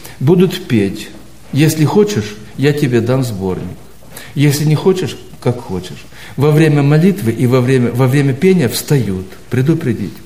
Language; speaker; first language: Russian; native; Russian